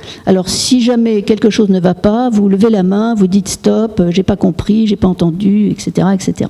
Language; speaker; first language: French; native; French